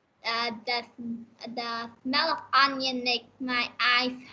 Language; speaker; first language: English; non-native, learner; Vietnamese